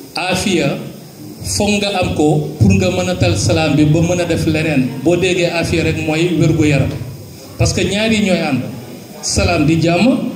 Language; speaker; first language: Wolof; native; Wolof